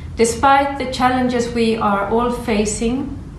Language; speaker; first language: English; non-native, fluent; Swedish